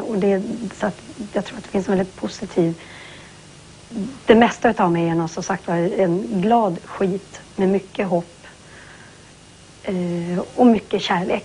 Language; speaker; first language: Swedish; native; Swedish